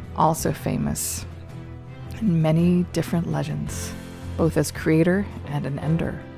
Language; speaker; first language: English; native; English